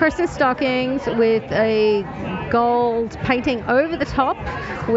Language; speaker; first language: English; native; English